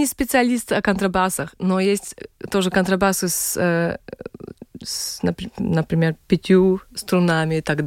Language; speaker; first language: Russian; non-native, local second language; Latvian